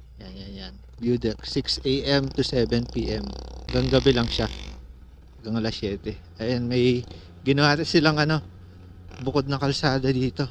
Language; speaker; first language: Filipino; non-native, local second language; Pampanga